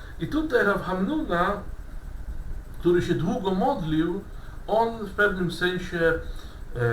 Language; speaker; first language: Polish; non-native, fluent; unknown